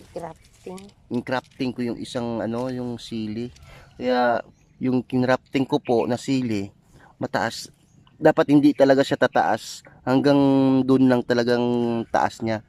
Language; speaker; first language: Filipino; non-native, local second language; Hiligaynon